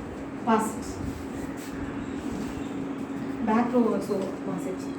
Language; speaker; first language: English; non-native, local second language; Tamil